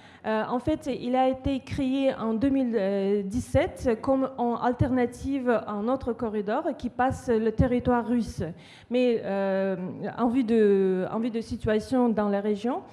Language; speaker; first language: French; non-native, fluent; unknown